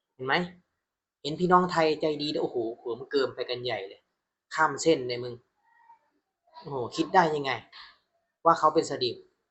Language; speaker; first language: Thai; non-native, fluent; Burmese